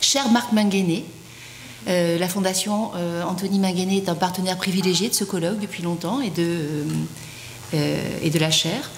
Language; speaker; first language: French; native; French